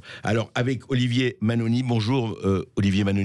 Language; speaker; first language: French; native; French